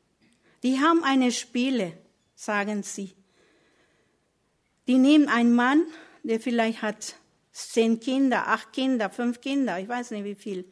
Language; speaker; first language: German; non-native, learner; Spanish